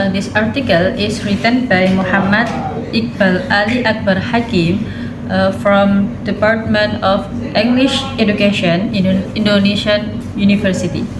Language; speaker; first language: English; non-native, learner; Indonesian